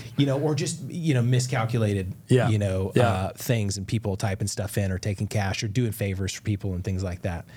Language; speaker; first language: English; native; English